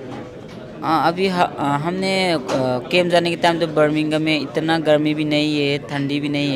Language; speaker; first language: Hindi; non-native, local second language; Manipuri